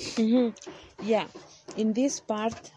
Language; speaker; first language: English; non-native, local second language; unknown